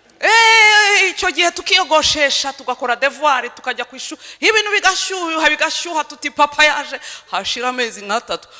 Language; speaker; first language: Kinyarwanda; early bilingual, heritage; Kinyarwanda